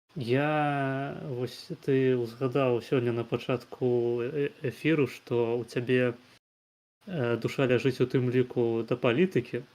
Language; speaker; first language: Belarusian; native; Belarusian